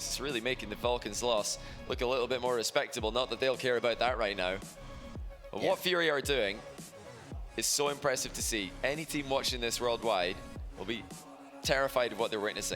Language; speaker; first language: English; native; English